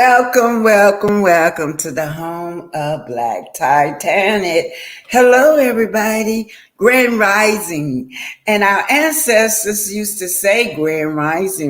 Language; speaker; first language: English; native; English